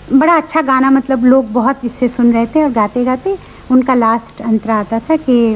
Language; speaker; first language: Hindi; non-native, local second language; Marathi